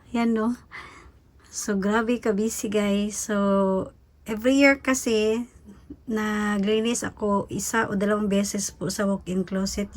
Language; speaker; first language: Filipino; native; Filipino